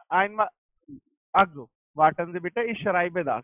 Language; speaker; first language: German; non-native, learner; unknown